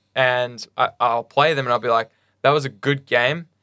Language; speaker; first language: English; native; English